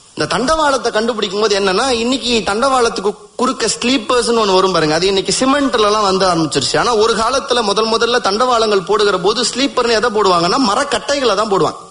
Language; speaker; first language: Tamil; native; Tamil